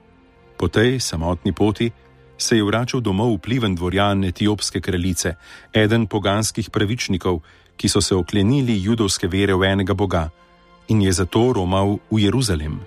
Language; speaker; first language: Slovenian; native; Slovenian